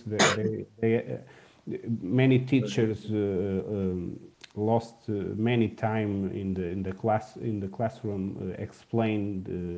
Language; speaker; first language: English; non-native, learner; Portuguese